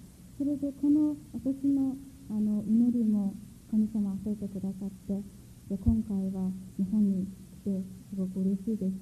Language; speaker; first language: Japanese; non-native, fluent; Mongolian